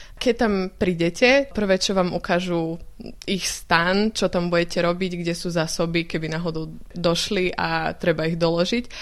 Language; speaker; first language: Slovak; native; Slovak